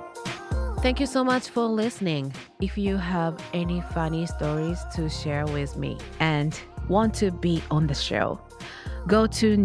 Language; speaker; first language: English; non-native, learner; Japanese